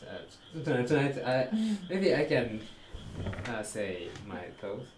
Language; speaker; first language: English; non-native, learner; Japanese